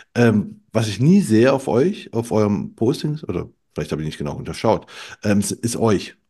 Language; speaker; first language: German; native; German